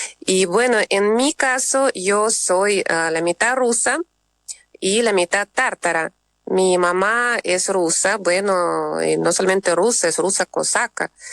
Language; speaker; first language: Spanish; non-native, fluent; Russian